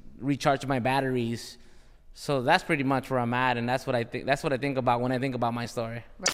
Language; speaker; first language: English; early bilingual, other home language; Spanish